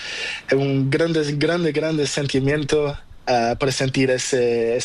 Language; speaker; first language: Spanish; non-native, learner; Portuguese